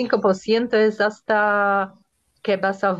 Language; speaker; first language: Spanish; non-native, fluent; Polish